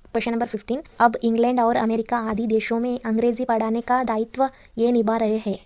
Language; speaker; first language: Hindi; non-native, local second language; Kannada